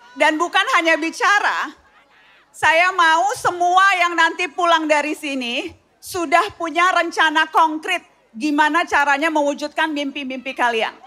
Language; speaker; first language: Indonesian; native; Indonesian